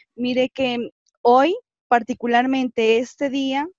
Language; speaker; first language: Spanish; native; Spanish